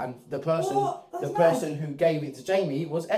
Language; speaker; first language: English; native; English